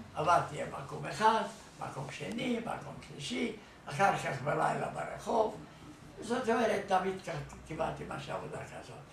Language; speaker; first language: Hebrew; non-native, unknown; Hungarian